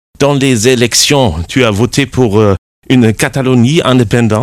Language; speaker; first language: French; non-native, fluent; German